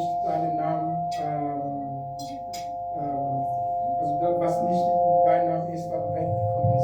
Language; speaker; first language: German; non-native, learner; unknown